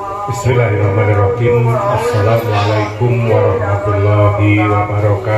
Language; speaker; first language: Indonesian; non-native, local second language; Sundanese